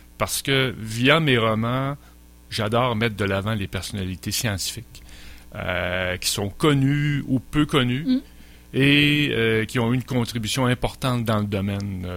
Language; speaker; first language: French; native; French